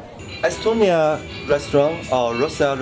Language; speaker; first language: English; non-native, learner; Chinese